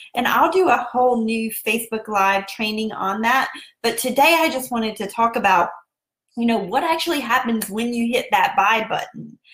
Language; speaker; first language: English; native; English